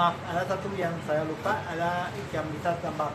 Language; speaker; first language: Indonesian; non-native, learner; Spanish